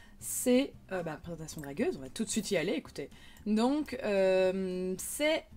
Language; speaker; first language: French; native; French